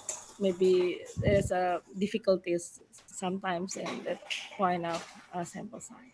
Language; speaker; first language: English; non-native, fluent; Indonesian